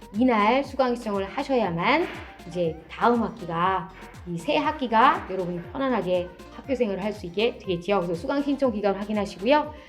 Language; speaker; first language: Korean; native; Korean